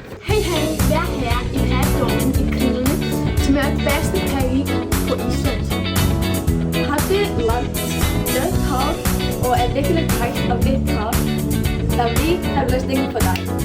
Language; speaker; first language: Danish; non-native, learner; Icelandic